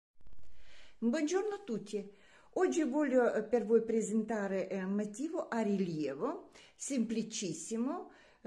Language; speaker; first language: Italian; non-native, learner; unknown